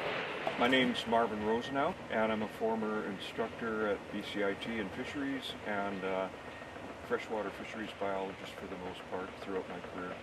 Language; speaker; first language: English; native; English